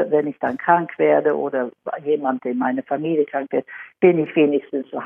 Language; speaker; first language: German; non-native, fluent; Swedish